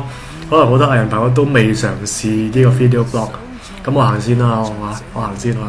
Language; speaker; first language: Cantonese; native; Cantonese